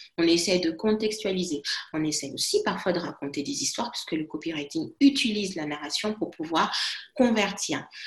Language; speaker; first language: French; non-native, local second language; Lingala